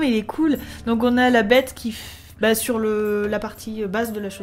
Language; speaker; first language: French; native; French